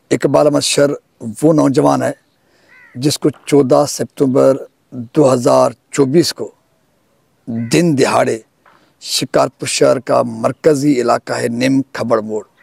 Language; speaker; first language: Urdu; non-native, local second language; Sindhi